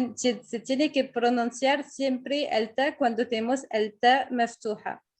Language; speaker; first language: Spanish; non-native, fluent; French